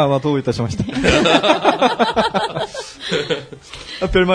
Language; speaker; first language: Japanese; non-native, learner; Korean